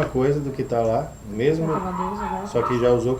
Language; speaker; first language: Portuguese; native; Portuguese